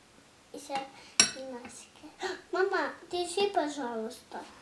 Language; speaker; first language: Russian; early bilingual, heritage; Russian